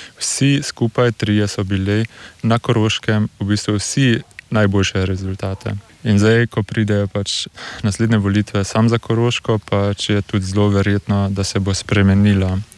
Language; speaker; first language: Slovenian; native; Slovenian